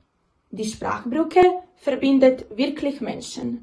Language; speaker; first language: German; non-native, learner; Croatian